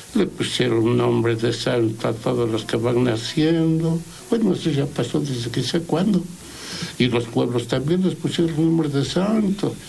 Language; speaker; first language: Spanish; non-native, local second language; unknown